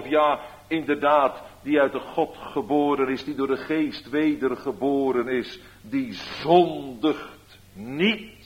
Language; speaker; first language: Dutch; native; Dutch